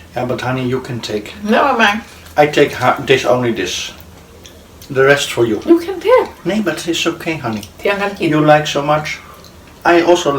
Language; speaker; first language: English; non-native, learner; Dutch